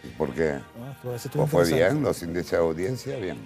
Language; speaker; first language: Spanish; native; Spanish